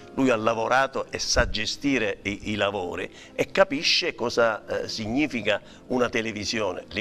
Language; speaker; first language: Italian; native; Italian